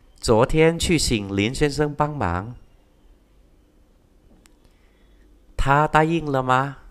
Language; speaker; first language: Chinese; non-native, fluent; Vietnamese